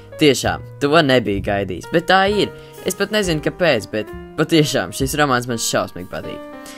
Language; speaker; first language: Latvian; native; Latvian